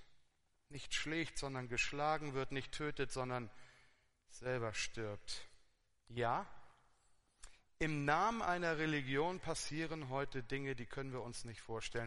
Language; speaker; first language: German; native; German